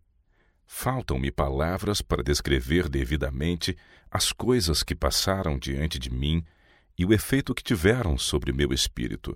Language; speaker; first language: Portuguese; native; Portuguese